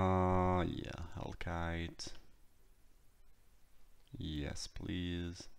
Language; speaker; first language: English; non-native, fluent; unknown